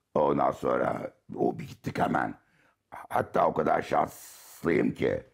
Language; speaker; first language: Turkish; native; Turkish